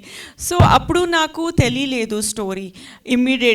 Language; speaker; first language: Telugu; non-native, fluent; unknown